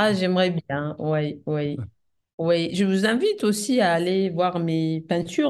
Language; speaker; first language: French; non-native, fluent; Arabic